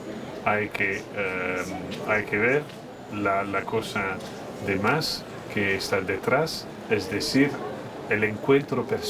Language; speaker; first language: Spanish; non-native, fluent; French